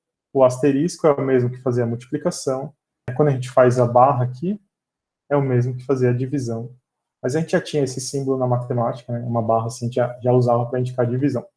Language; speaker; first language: Portuguese; native; Portuguese